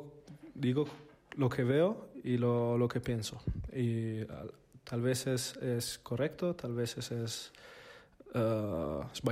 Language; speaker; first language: Spanish; non-native, fluent; Italian